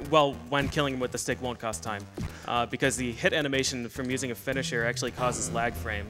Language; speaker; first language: English; native; English